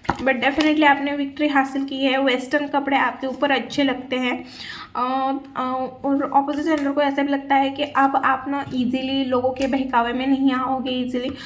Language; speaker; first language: Hindi; non-native, local second language; Marathi